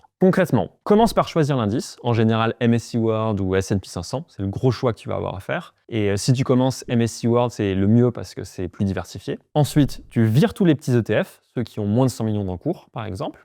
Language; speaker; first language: French; native; French